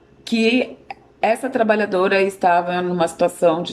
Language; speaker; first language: Portuguese; native; Portuguese